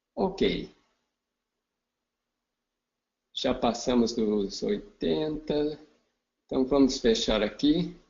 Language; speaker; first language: Portuguese; non-native, fluent; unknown